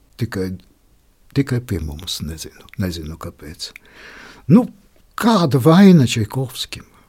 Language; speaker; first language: Latvian; non-native, local second language; Russian